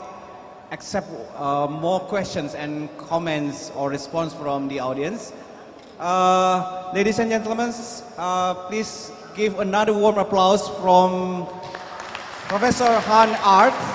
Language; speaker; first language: English; non-native, fluent; Indonesian